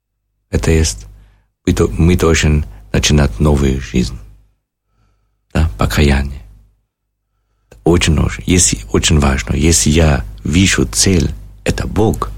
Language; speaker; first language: Russian; non-native, learner; German